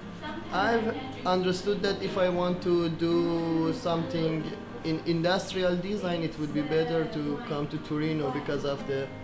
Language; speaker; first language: English; non-native, fluent; Persian